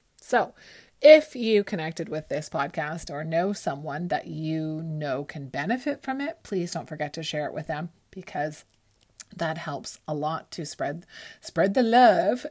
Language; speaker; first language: English; early bilingual, other home language; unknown